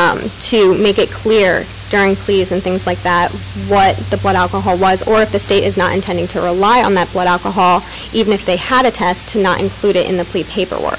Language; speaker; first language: English; native; English